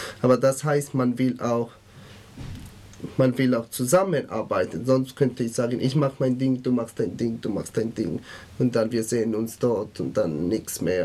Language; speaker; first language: German; non-native, fluent; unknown